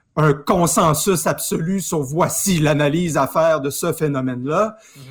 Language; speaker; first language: French; native; French